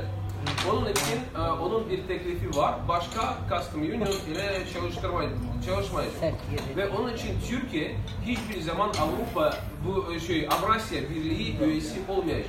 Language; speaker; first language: Turkish; non-native, fluent; Russian